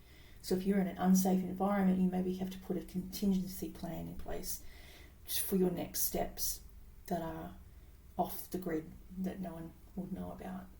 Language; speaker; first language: English; native; English